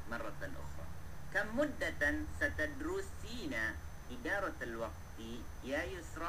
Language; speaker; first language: Arabic; non-native, fluent; Malay